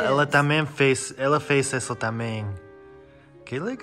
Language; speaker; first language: Portuguese; non-native, fluent; English